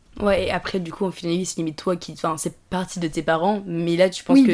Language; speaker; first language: French; native; French